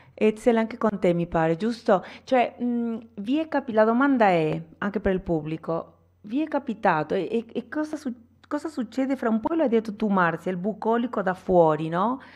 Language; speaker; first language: Italian; non-native, fluent; Spanish